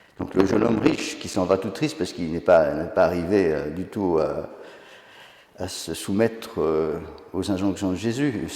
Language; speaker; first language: French; native; French